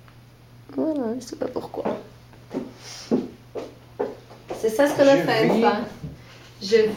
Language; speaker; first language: French; non-native, fluent; Portuguese